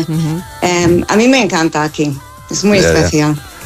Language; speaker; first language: Spanish; non-native, learner; English